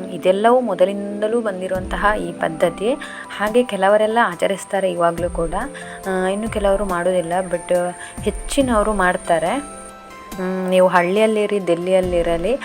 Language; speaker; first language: Kannada; non-native, local second language; Tulu